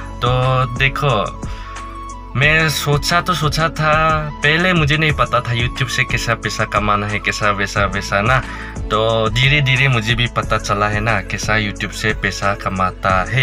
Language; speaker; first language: Hindi; non-native, learner; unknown